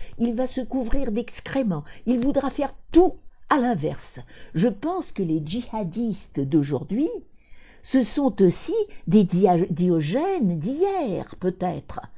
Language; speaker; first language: French; non-native, fluent; Russian